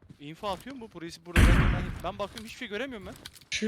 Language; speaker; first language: Turkish; native; Turkish